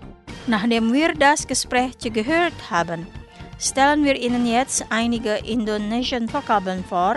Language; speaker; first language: German; non-native, fluent; Indonesian